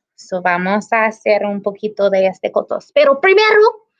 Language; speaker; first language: Spanish; non-native, learner; English